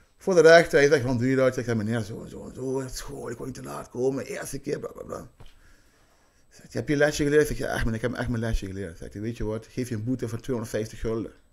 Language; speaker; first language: Dutch; early bilingual, other home language; Papiamento